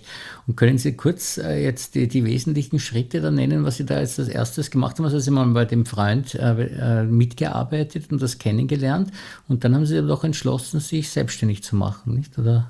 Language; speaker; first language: German; native; German